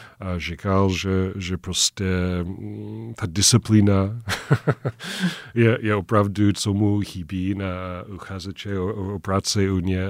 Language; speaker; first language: Czech; non-native, fluent; English